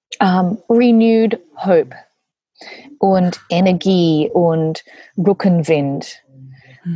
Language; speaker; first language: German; non-native, learner; English